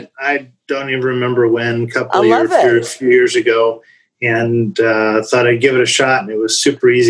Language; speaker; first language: English; native; English